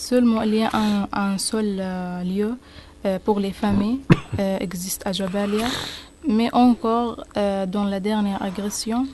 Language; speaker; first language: French; non-native, learner; Arabic